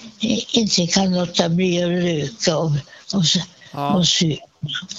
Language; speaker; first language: Swedish; non-native, fluent; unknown